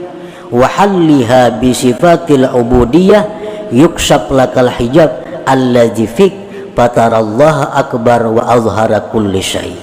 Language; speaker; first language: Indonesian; non-native, local second language; Banjar